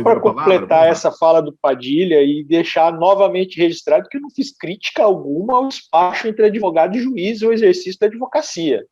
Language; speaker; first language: Portuguese; native; Portuguese